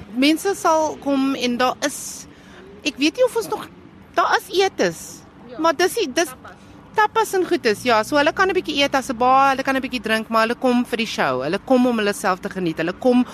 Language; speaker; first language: Afrikaans; non-native, local second language; English